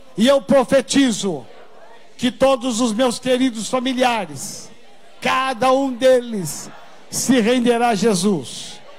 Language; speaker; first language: Portuguese; native; Portuguese